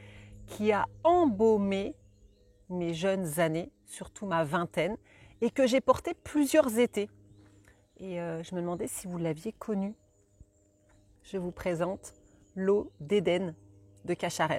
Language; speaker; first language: French; native; French